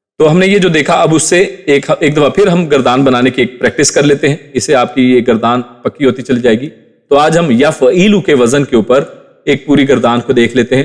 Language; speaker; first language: Urdu; native; Urdu